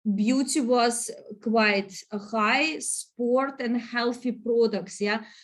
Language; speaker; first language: English; non-native, learner; Russian